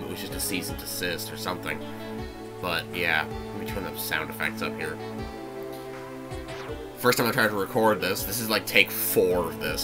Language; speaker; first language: English; native; English